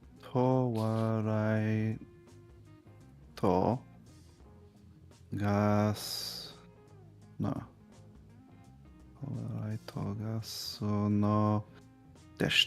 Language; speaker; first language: Japanese; non-native, learner; English